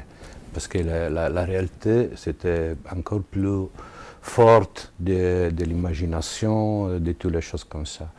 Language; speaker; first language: French; non-native, learner; Italian